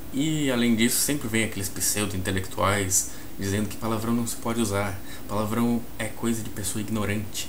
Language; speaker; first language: Portuguese; native; Portuguese